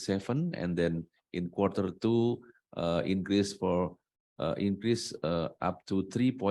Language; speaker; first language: English; non-native, learner; Indonesian